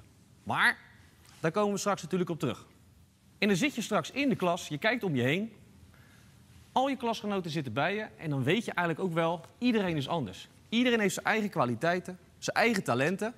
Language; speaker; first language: Dutch; native; Dutch